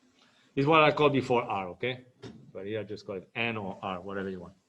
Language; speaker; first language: English; non-native, fluent; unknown